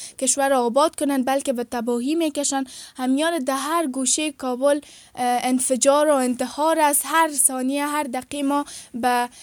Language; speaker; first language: Persian; native; Persian